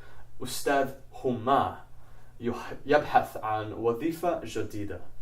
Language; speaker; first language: Arabic; non-native, fluent; English